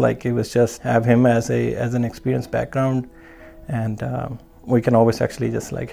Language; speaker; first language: English; non-native, local second language; Punjabi